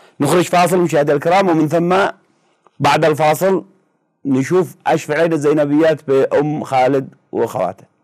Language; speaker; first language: Arabic; native; Arabic